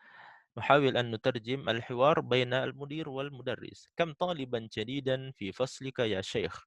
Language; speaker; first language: Arabic; non-native, fluent; Indonesian